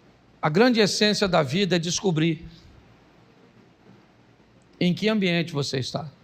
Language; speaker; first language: Portuguese; native; Portuguese